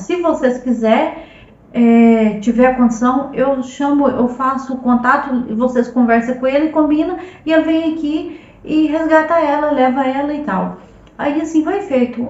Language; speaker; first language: Portuguese; native; Portuguese